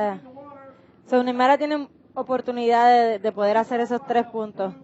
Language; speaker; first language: Spanish; native; Spanish